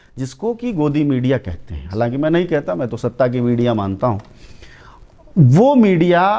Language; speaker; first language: Hindi; native; Hindi